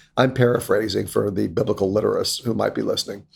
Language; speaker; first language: English; native; English